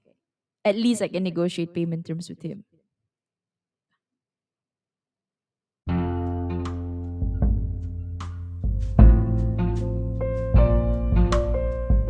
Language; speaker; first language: English; non-native, local second language; Malay